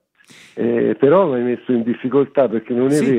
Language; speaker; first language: Italian; native; Italian